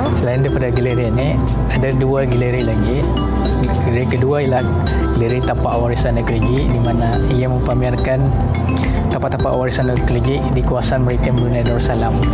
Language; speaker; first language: Malay; native; Malay